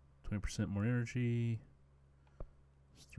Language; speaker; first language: English; native; English